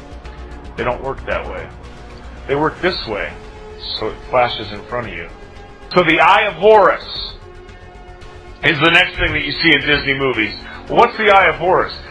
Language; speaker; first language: English; native; English